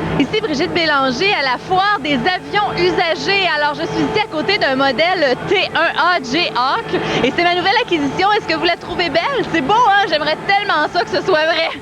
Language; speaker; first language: French; native; French